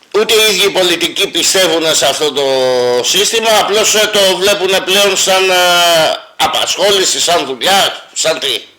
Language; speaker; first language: Greek; native; Greek